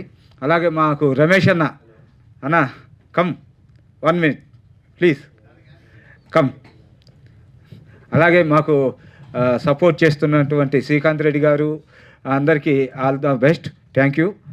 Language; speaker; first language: Telugu; native; Telugu